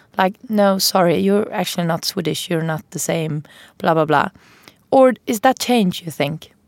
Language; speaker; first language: English; non-native, fluent; Persian